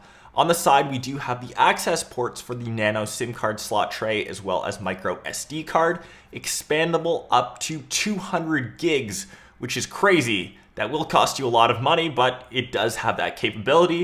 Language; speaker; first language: English; native; English